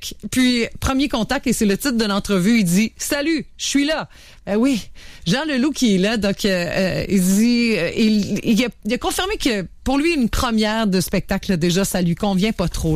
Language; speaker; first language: French; native; French